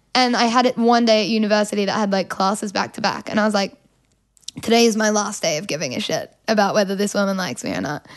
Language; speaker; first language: English; native; English